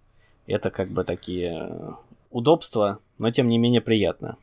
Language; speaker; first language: Russian; native; Russian